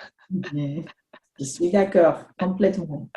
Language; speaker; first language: French; non-native, fluent; Spanish